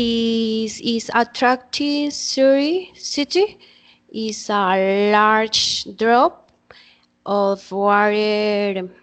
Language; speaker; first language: English; non-native, learner; Spanish